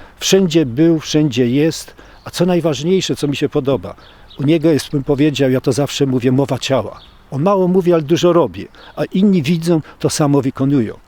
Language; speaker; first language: Polish; native; Polish